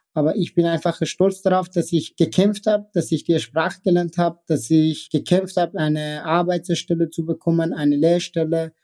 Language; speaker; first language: German; non-native, fluent; Persian